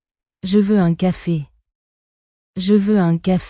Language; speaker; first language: French; non-native, learner; Portuguese